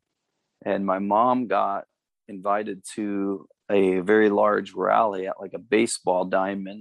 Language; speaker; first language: English; native; English